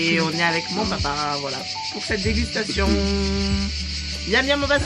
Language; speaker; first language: French; native; French